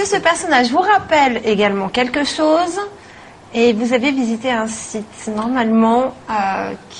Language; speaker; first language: French; native; French